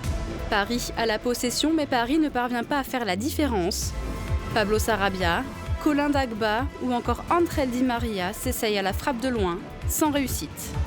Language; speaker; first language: French; native; French